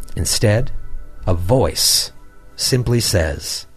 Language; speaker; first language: English; native; English